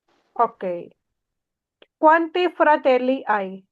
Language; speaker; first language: Italian; non-native, learner; Urdu